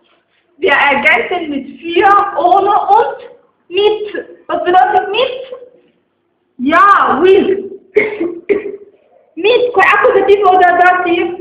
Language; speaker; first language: German; non-native, fluent; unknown